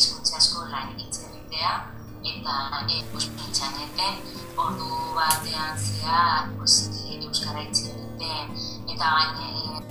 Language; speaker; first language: Basque; non-native, learner; Spanish